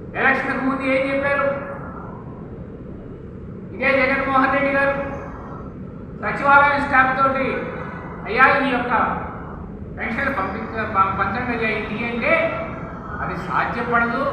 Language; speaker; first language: Telugu; native; Telugu